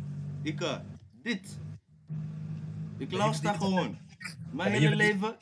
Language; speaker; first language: Dutch; non-native, learner; English